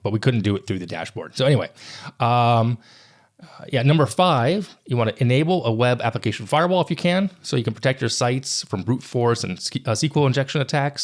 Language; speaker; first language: English; native; English